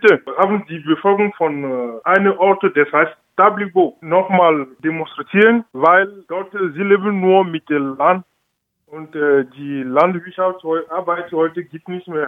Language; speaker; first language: German; non-native, learner; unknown